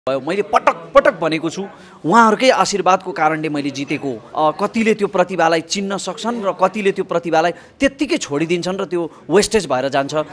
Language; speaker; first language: Nepali; native; Nepali